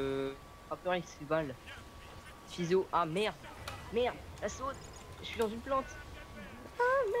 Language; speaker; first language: French; native; French